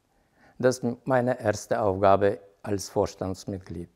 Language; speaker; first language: German; non-native, fluent; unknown